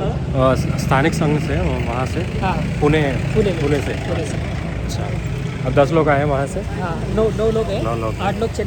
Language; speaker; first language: Hindi; non-native, fluent; Telugu